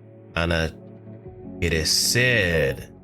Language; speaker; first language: Spanish; non-native, learner; English